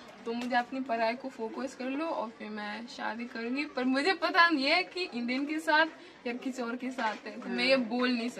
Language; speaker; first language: Hindi; non-native, learner; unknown